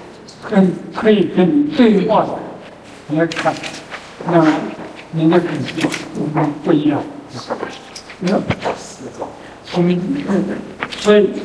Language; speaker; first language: Chinese; non-native, local second language; Min Nan Chinese